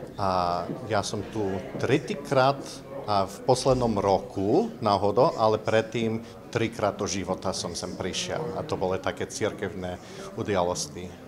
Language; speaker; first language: Slovak; early bilingual, heritage; Slovak